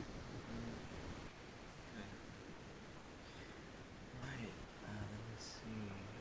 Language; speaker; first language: English; non-native, fluent; Vietnamese